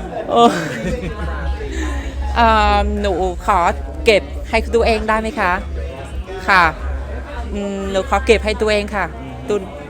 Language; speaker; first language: Thai; non-native, fluent; Vietnamese